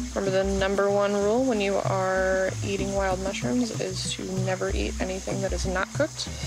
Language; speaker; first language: English; native; English